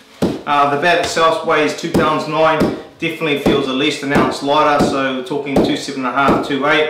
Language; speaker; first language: English; native; English